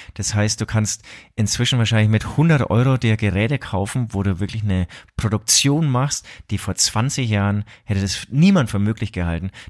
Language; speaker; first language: German; native; German